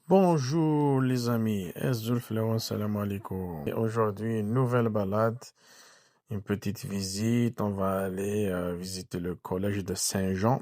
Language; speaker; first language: French; non-native, local second language; Arabic